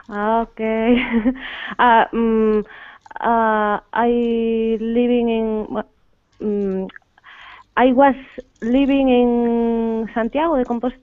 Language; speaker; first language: English; non-native, learner; Spanish